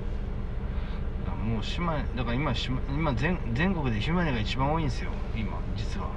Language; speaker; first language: Japanese; native; Japanese